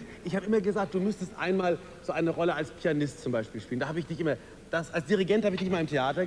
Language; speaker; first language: German; native; German